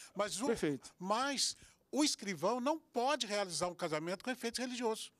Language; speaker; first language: Portuguese; native; Portuguese